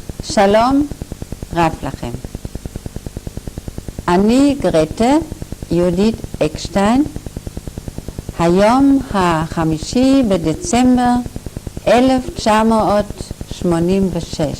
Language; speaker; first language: Hebrew; non-native, fluent; German